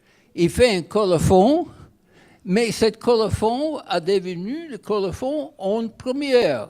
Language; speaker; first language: French; non-native, fluent; English